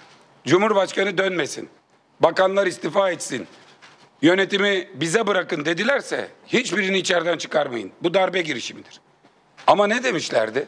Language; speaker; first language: Turkish; native; Turkish